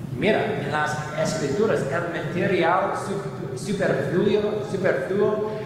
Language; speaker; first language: Spanish; non-native, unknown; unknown